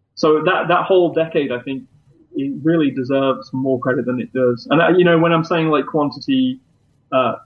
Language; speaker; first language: English; native; English